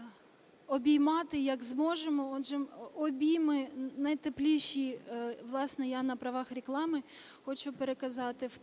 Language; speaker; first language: Ukrainian; native; Ukrainian